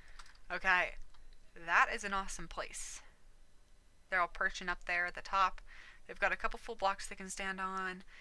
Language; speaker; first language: English; native; English